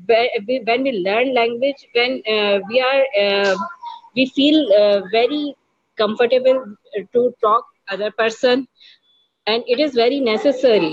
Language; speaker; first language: English; non-native, learner; Urdu